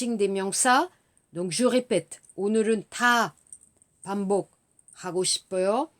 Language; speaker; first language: Korean; non-native, learner; French